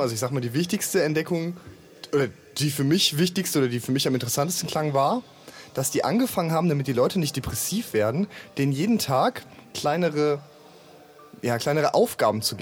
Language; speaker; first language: German; native; German